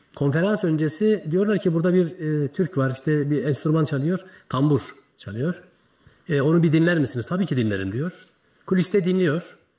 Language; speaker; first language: Turkish; native; Turkish